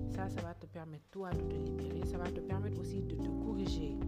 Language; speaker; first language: French; non-native, local second language; Wolof